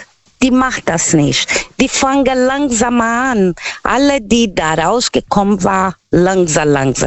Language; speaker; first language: German; non-native, learner; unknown